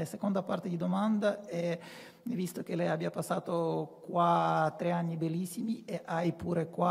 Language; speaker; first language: Italian; non-native, fluent; Russian